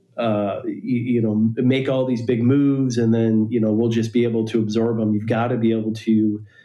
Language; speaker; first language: English; native; English